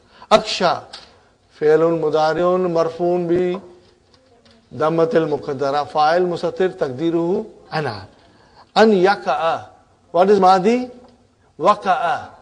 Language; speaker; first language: Arabic; non-native, fluent; Urdu